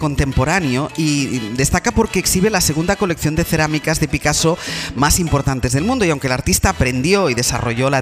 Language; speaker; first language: Spanish; native; Spanish